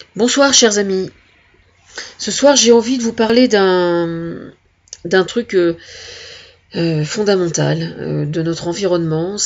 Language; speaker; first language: French; native; French